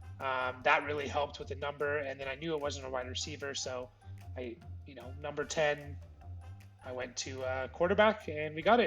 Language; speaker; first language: English; native; English